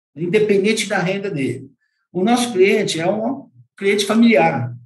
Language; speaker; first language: Portuguese; native; Portuguese